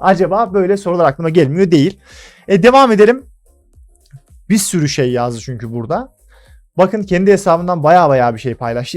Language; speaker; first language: Turkish; native; Turkish